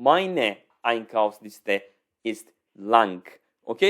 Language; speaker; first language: German; non-native, fluent; Turkish